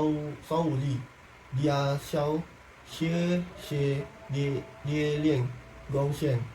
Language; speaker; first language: Chinese; non-native, learner; Indonesian